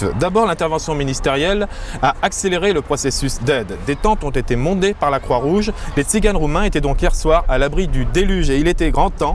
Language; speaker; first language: French; native; French